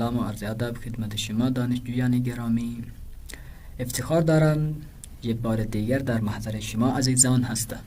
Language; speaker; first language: Persian; non-native, fluent; Urdu